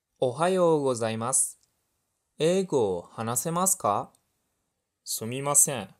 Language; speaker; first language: Japanese; non-native, fluent; Turkish